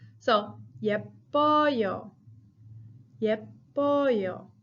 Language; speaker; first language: Korean; non-native, fluent; English